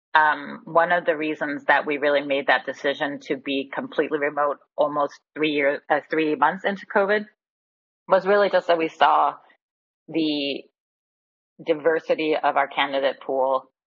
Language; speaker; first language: English; non-native, fluent; Danish